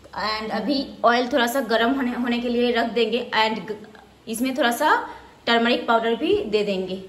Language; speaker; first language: Hindi; non-native, local second language; Bangla